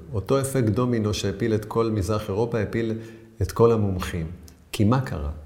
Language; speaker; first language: Hebrew; native; Hebrew